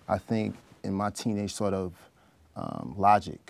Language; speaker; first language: English; native; English